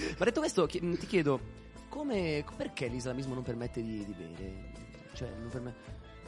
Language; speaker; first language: Italian; native; Italian